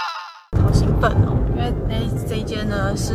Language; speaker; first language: Chinese; native; Chinese